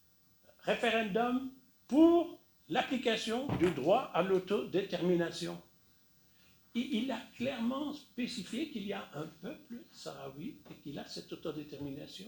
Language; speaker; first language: French; native; French